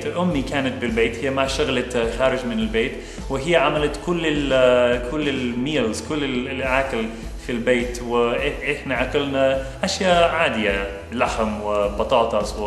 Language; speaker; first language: Arabic; non-native, fluent; English